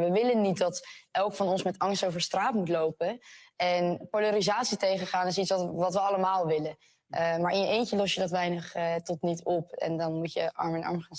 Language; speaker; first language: Dutch; native; Dutch